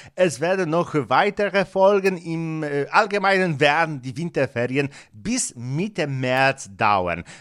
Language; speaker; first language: German; non-native, fluent; Polish